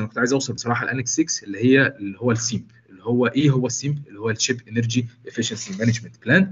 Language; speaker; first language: Arabic; native; Arabic